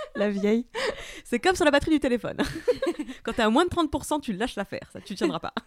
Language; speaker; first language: French; native; French